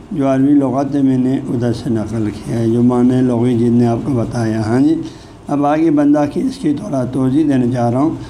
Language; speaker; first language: Urdu; non-native, local second language; Balti